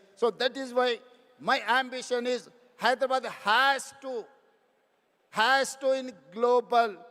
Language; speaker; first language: English; non-native, local second language; Telugu